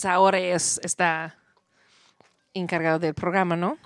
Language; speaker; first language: Spanish; non-native, learner; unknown